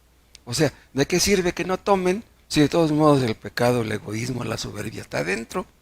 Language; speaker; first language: Spanish; native; Spanish